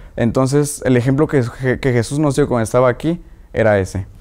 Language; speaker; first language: Spanish; native; Spanish